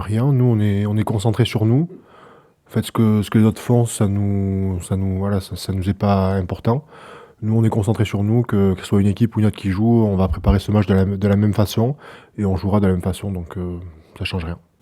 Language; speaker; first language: French; native; French